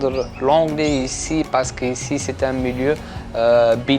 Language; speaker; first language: French; non-native, local second language; Arabic